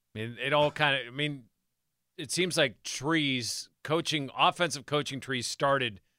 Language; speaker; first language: English; native; English